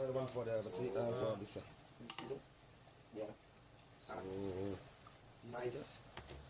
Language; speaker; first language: English; non-native, learner; Thai